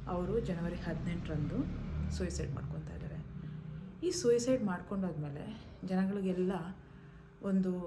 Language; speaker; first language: Kannada; non-native, local second language; Malayalam